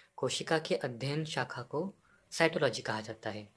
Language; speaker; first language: Hindi; non-native, local second language; Marathi